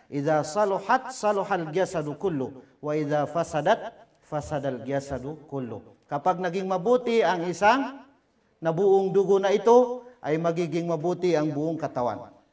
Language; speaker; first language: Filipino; non-native, local second language; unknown